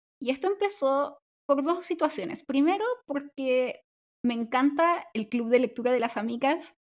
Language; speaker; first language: Spanish; native; Spanish